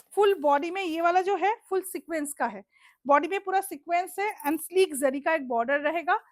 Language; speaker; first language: Hindi; non-native, local second language; Bangla